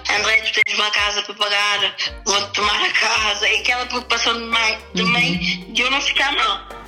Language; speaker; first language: Portuguese; early bilingual, other home language; Kabuverdianu